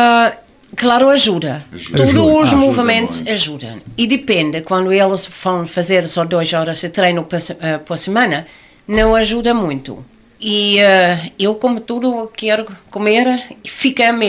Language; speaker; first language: Portuguese; non-native, learner; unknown